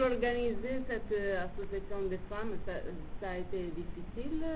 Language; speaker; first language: French; non-native, fluent; Italian